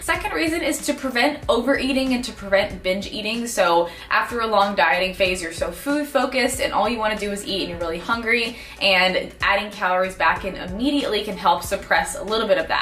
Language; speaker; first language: English; native; English